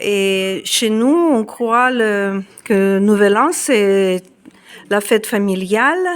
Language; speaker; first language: French; non-native, fluent; Russian